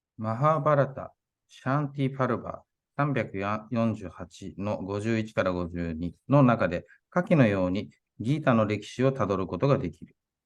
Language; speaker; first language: Japanese; native; Japanese